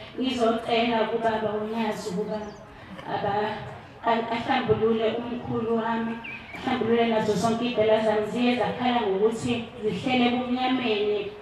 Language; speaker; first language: Zulu; native; Zulu